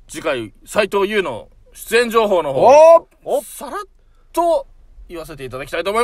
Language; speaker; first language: Japanese; native; Japanese